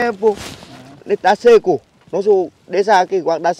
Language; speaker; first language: Portuguese; non-native, learner; Vietnamese